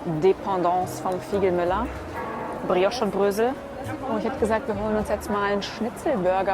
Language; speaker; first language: German; native; German